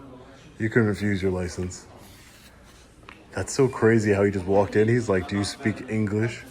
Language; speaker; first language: English; native; English